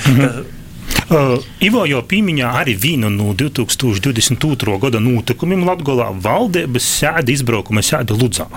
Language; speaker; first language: Latvian; native; Latvian